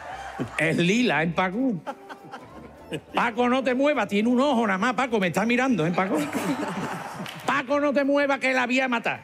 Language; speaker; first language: Spanish; native; Spanish